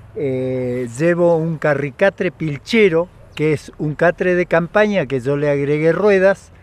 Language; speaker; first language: Spanish; native; Spanish